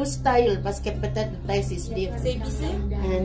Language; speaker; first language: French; non-native, learner; Indonesian